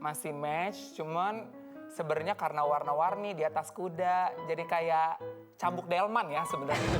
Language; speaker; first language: Indonesian; native; Indonesian